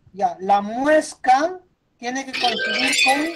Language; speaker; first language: Spanish; native; Spanish